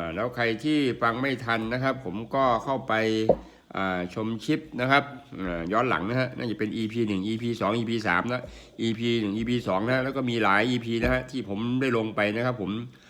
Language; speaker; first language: Thai; non-native, local second language; Northeastern Thai